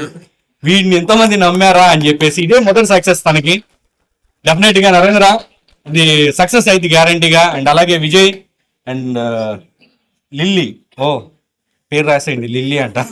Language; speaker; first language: Telugu; native; Telugu